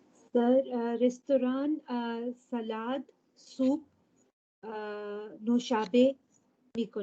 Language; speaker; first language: Persian; non-native, learner; Urdu